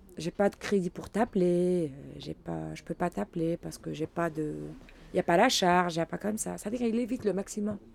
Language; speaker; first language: French; non-native, local second language; Arabic